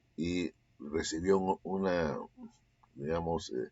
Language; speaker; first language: Spanish; native; Spanish